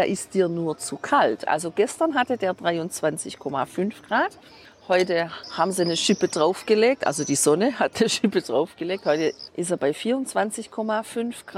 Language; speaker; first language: German; native; German